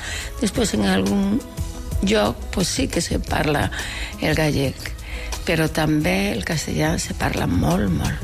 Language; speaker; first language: Catalan; non-native, local second language; Galician